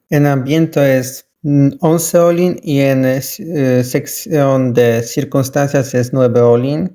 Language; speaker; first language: Spanish; non-native, learner; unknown